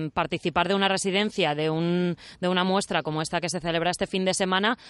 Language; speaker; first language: Spanish; non-native, local second language; Catalan